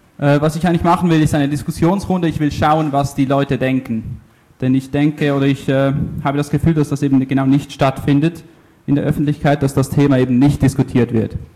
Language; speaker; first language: German; early bilingual, other home language; Italian